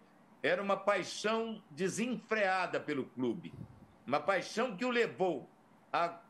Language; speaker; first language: Portuguese; native; Portuguese